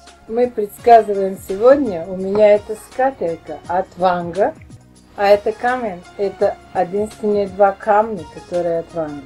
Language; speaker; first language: Russian; non-native, learner; Bulgarian